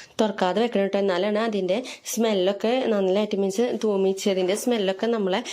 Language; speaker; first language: Malayalam; native; Malayalam